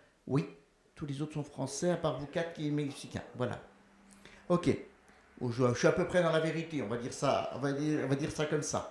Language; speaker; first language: French; native; French